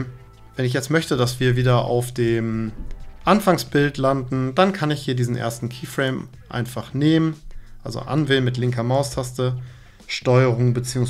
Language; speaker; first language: German; native; German